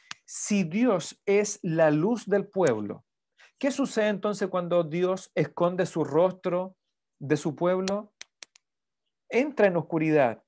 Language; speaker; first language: Spanish; native; Spanish